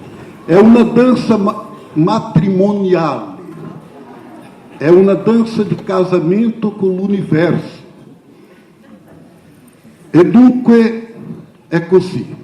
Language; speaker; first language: Italian; non-native, fluent; Portuguese